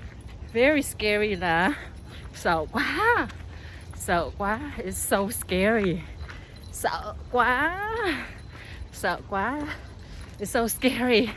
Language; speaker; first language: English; non-native, fluent; Vietnamese